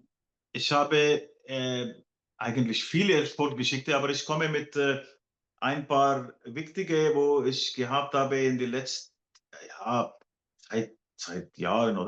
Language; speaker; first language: German; non-native, fluent; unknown